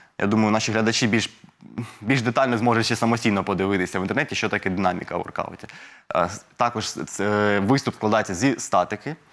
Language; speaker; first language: Ukrainian; non-native, local second language; Russian